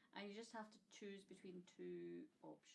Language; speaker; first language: English; native; English